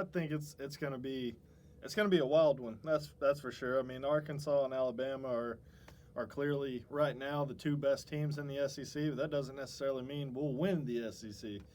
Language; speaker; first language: English; native; English